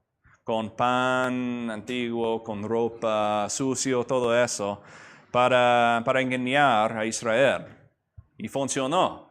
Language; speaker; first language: Spanish; non-native, fluent; English